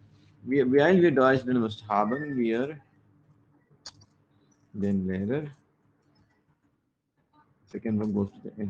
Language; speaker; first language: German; non-native, learner; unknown